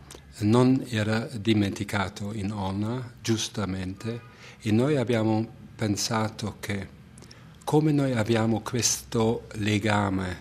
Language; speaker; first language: Italian; non-native, fluent; German